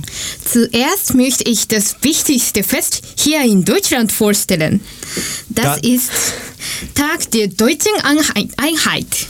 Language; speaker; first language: German; non-native, learner; Japanese